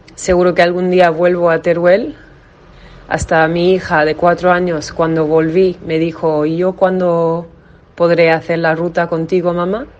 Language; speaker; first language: Spanish; non-native, fluent; English